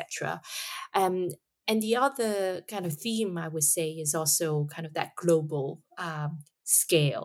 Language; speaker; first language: English; non-native, local second language; Cantonese